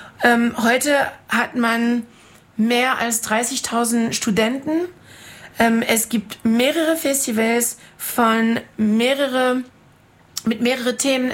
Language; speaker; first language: German; non-native, fluent; French